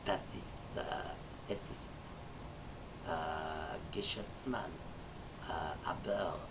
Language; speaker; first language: German; non-native, learner; French